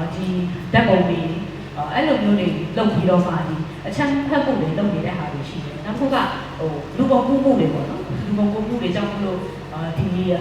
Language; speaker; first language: Burmese; non-native, local second language; Shwe Palaung